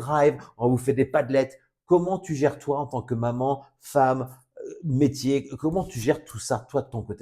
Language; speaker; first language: French; native; French